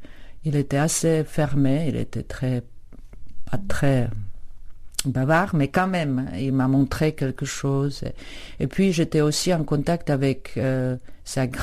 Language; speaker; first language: French; non-native, fluent; Czech